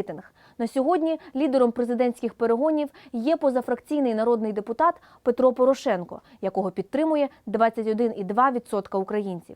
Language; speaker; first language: Ukrainian; native; Ukrainian